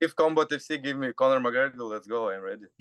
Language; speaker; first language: English; non-native, learner; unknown